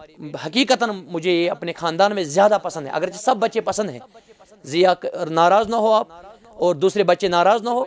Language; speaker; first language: Hindi; non-native, local second language; Kashmiri